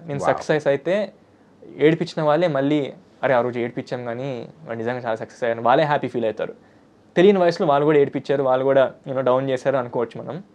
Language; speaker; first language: Telugu; early bilingual, heritage; Telugu